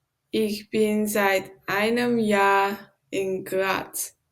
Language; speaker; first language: German; non-native, learner; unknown